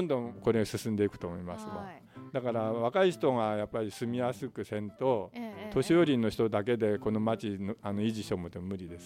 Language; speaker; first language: Japanese; native; Japanese